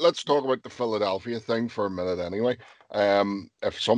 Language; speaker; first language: English; native; English